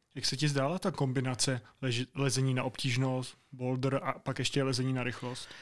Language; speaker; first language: Czech; native; Czech